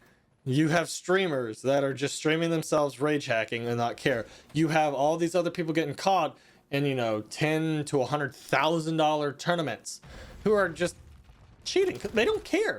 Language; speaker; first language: English; native; English